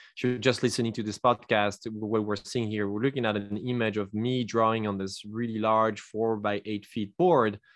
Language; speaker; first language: English; non-native, fluent; French